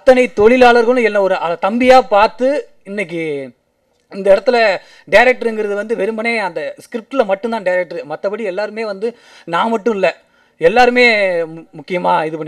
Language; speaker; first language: Tamil; native; Tamil